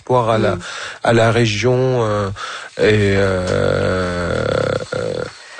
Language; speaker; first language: French; non-native, fluent; Arabic